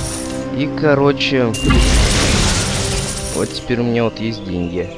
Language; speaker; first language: Russian; native; Russian